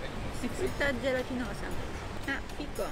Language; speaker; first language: Italian; native; Italian